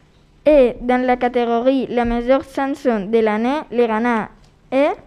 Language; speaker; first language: French; non-native, learner; Spanish